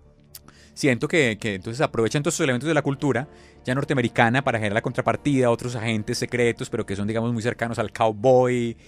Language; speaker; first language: Spanish; native; Spanish